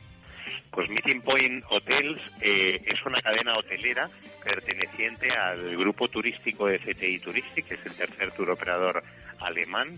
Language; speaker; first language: Spanish; native; Spanish